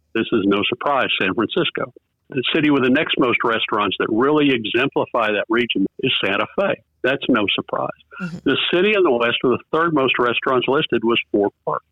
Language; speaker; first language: English; native; English